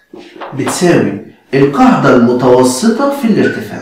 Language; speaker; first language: Arabic; native; Arabic